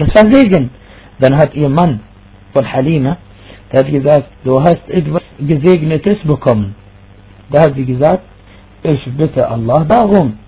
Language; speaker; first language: German; non-native, fluent; Arabic